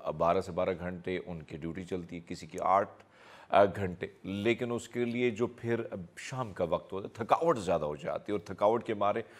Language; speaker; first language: Urdu; non-native, local second language; Punjabi